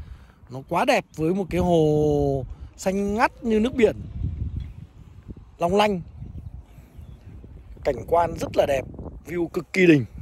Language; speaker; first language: Vietnamese; native; Vietnamese